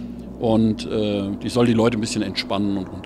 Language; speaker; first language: German; native; German